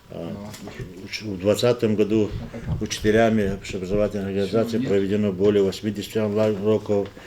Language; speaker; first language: Russian; non-native, local second language; Lezghian